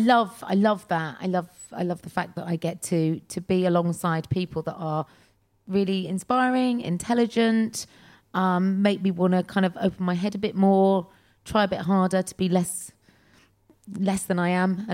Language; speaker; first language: English; native; English